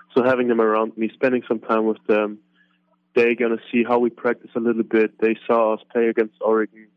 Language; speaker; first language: English; non-native, fluent; German